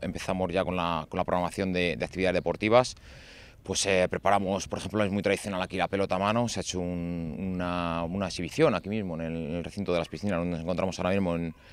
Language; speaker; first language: Spanish; native; Spanish